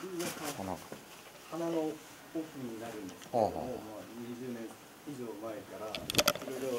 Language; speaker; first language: Japanese; native; Japanese